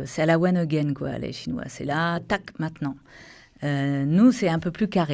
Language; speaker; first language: French; native; French